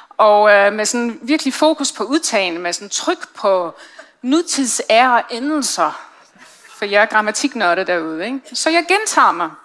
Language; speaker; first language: Danish; non-native, fluent; English